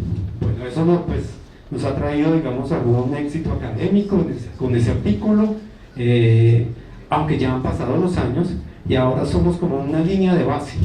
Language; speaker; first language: Spanish; native; Spanish